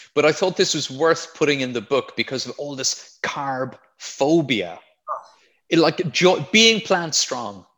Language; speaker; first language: English; native; English